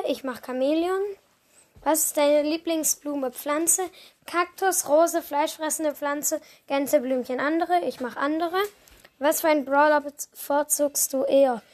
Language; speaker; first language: German; native; German